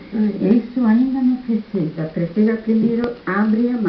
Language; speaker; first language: Portuguese; non-native, learner; German